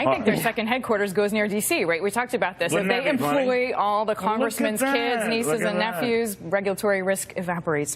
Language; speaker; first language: English; native; English